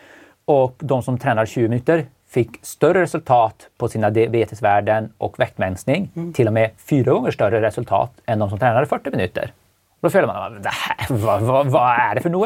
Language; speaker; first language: Swedish; native; Swedish